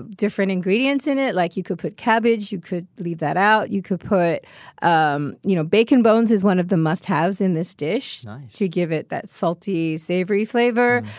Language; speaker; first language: English; native; English